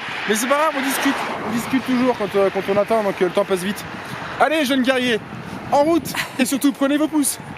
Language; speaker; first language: French; native; French